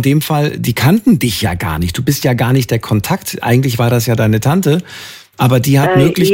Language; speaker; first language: German; native; German